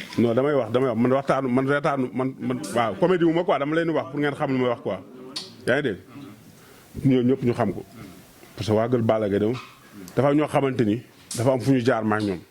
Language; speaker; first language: Wolof; native; Wolof